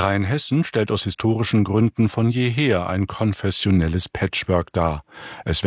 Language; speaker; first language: German; native; German